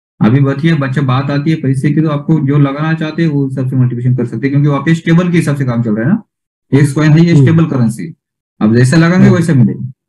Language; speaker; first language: Hindi; native; Hindi